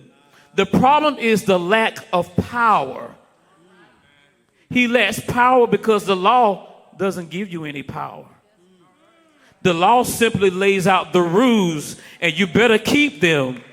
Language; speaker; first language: English; native; English